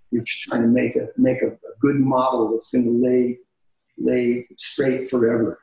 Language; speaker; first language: English; native; English